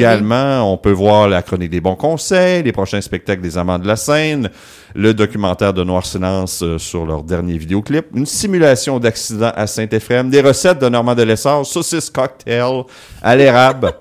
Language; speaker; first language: French; native; French